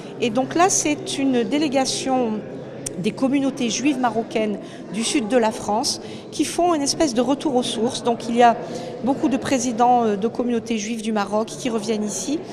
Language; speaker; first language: French; native; French